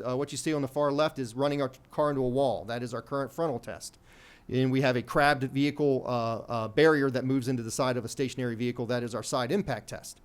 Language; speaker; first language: English; native; English